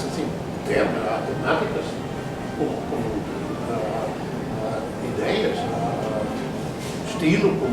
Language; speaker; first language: Portuguese; non-native, fluent; Dutch